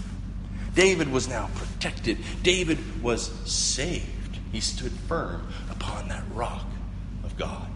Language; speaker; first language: English; native; English